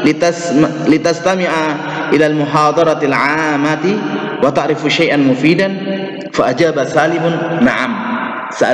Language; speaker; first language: Arabic; non-native, fluent; Indonesian